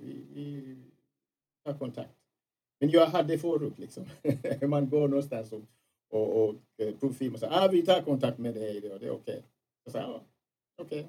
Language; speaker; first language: Swedish; non-native, fluent; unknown